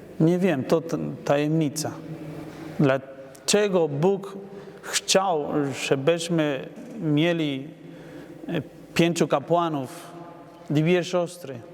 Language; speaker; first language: Polish; non-native, learner; Spanish